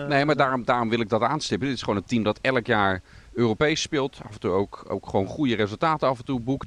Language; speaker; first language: Dutch; native; Dutch